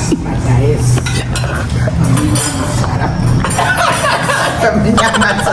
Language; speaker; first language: Filipino; non-native, learner; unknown